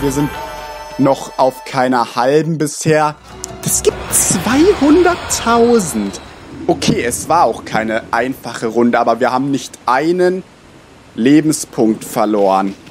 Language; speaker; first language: German; native; German